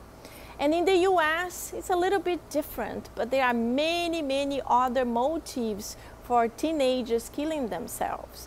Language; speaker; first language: English; non-native, fluent; Portuguese